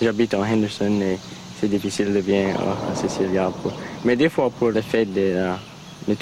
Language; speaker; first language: French; non-native, local second language; English